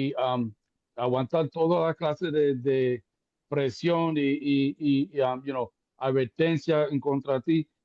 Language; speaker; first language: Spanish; early bilingual, heritage; Spanish